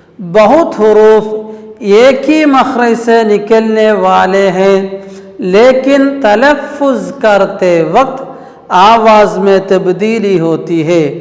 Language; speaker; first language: Urdu; non-native, local second language; Malayalam